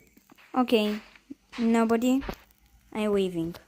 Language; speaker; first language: English; non-native, learner; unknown